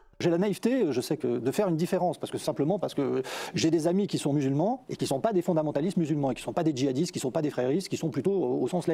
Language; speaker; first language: French; native; French